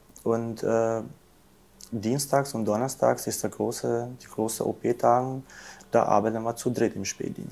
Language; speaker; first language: German; non-native, fluent; Albanian